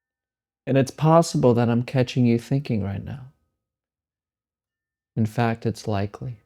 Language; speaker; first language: English; native; English